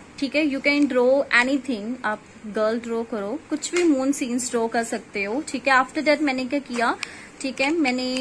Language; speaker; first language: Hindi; non-native, local second language; Punjabi